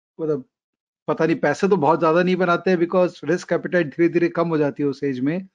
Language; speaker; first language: Hindi; native; Hindi